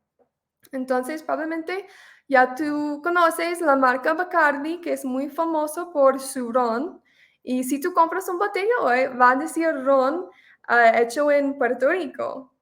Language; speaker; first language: Spanish; non-native, fluent; English